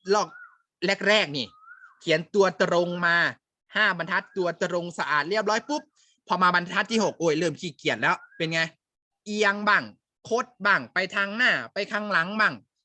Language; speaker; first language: Thai; native; Thai